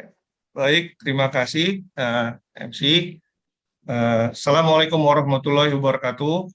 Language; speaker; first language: Indonesian; native; Indonesian